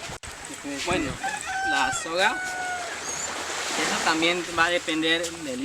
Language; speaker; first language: Spanish; non-native, local second language; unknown